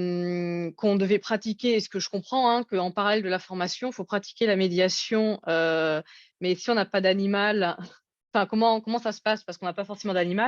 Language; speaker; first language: French; native; French